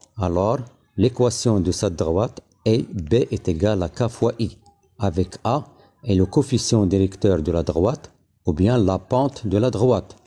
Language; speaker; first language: French; non-native, local second language; Arabic